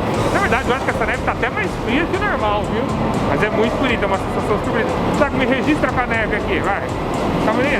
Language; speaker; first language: Portuguese; native; Portuguese